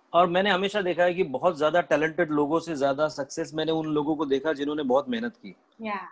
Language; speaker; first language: Hindi; non-native, local second language; Marathi